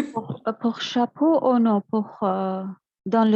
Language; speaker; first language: French; non-native, learner; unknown